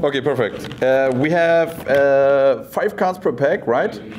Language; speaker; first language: English; non-native, learner; German